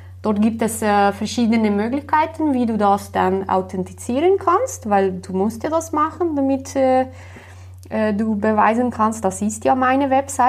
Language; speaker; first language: German; non-native, fluent; Slovenian